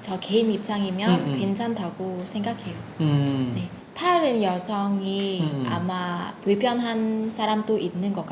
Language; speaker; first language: Korean; non-native, fluent; Vietnamese